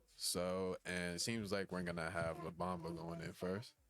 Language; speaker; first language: English; native; English